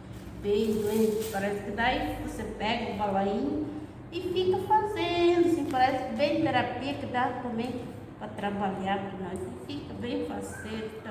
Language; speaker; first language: Portuguese; non-native, local second language; Guarani